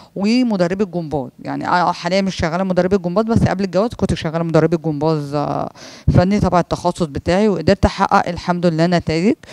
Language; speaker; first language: Arabic; native; Arabic